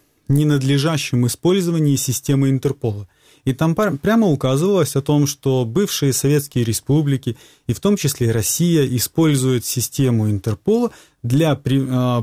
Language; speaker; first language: Russian; native; Russian